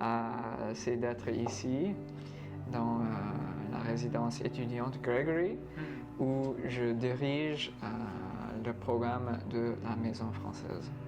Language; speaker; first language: French; non-native, fluent; English